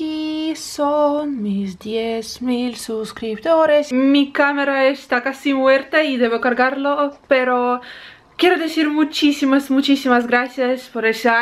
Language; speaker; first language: Spanish; non-native, learner; Russian